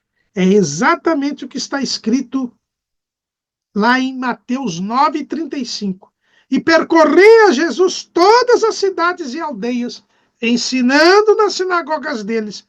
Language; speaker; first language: Portuguese; native; Portuguese